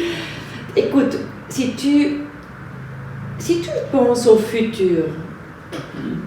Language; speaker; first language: French; non-native, fluent; German